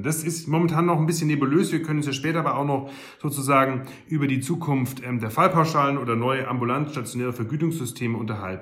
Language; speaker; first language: German; native; German